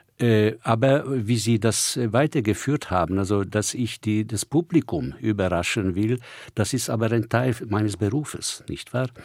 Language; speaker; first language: German; non-native, fluent; Hungarian